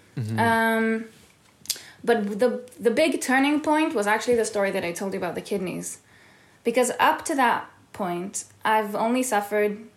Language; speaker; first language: English; early bilingual, heritage; Hebrew